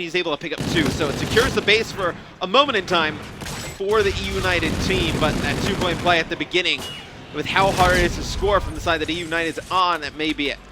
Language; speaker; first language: English; native; English